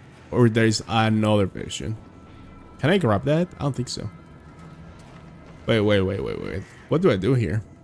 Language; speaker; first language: English; non-native, fluent; Spanish